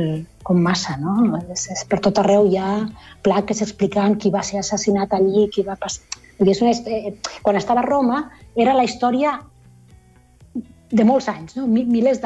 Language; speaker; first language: Catalan; native; Catalan